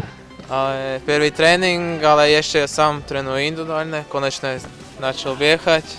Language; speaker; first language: Slovak; non-native, learner; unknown